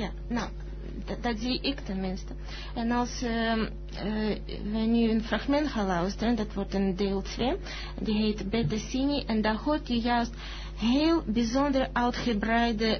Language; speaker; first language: Dutch; non-native, fluent; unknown